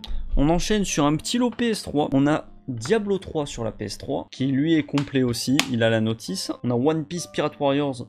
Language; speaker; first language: French; native; French